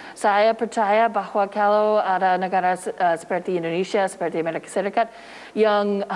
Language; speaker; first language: Indonesian; non-native, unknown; English